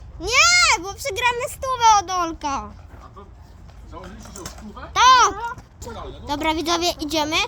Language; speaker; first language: Polish; native; Polish